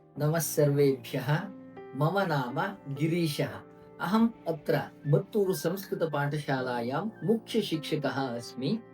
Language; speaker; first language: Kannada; non-native, local second language; Tamil